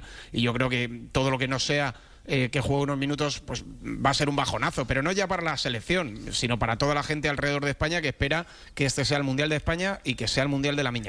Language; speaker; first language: Spanish; native; Spanish